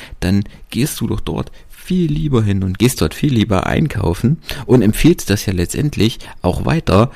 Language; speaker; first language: German; native; German